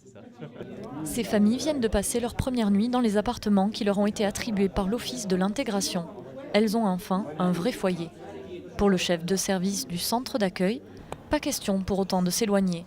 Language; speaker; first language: French; native; French